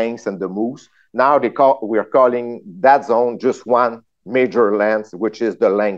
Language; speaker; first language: English; non-native, fluent; French